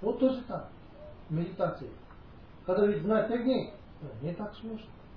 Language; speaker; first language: Russian; non-native, learner; Tibetan